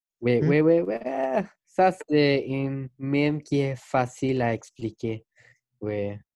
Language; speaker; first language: French; non-native, learner; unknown